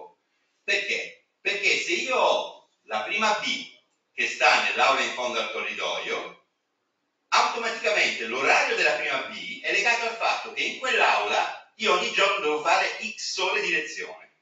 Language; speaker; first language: Italian; native; Italian